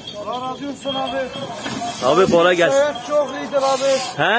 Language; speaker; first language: Turkish; non-native, learner; Arabic